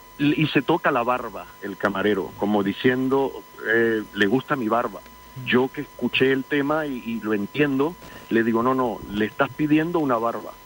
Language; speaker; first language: Spanish; early bilingual, heritage; Spanish